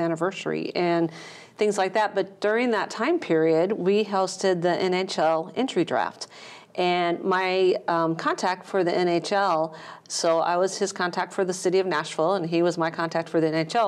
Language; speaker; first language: English; native; English